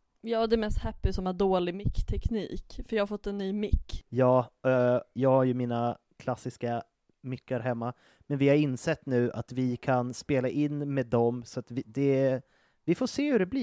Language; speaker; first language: Swedish; native; Swedish